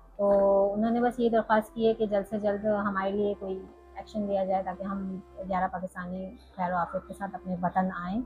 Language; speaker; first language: Urdu; native; Urdu